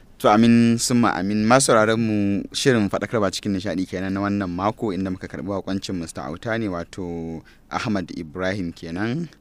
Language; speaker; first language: Hausa; native; Hausa